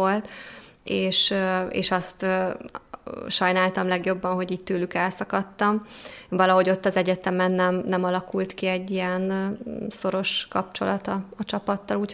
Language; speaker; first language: Hungarian; native; Hungarian